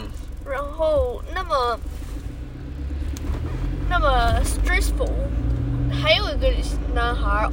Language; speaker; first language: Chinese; early bilingual, heritage; Chinese